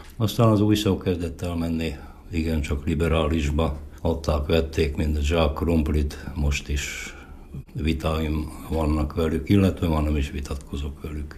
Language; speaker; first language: Hungarian; native; Hungarian